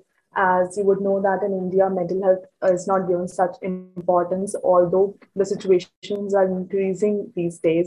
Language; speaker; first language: English; non-native, local second language; Hindi